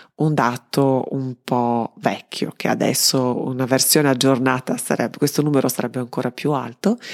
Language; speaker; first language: Italian; non-native, fluent; Serbian